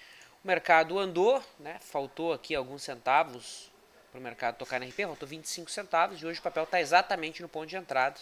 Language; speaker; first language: Portuguese; native; Portuguese